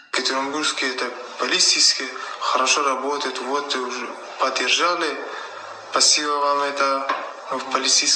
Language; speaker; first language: Russian; non-native, learner; Tajik